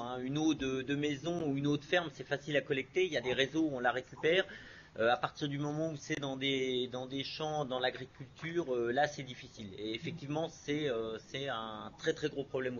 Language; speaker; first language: French; native; French